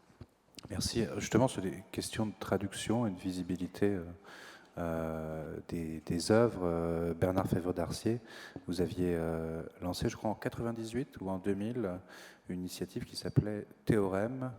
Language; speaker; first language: French; native; French